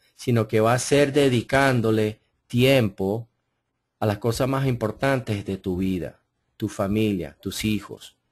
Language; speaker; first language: Spanish; early bilingual, heritage; Spanish